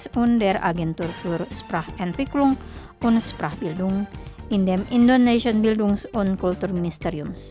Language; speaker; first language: German; non-native, learner; Indonesian